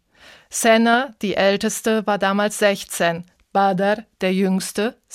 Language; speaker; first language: German; native; German